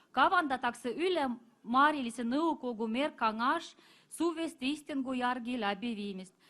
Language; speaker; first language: Estonian; non-native, fluent; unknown